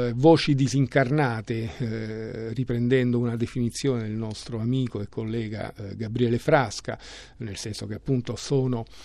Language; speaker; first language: Italian; native; Italian